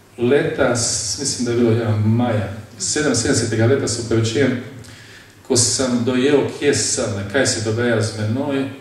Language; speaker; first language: Slovenian; early bilingual, other home language; Bosnian